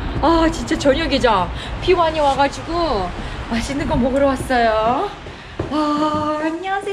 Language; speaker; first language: Korean; non-native, fluent; Uzbek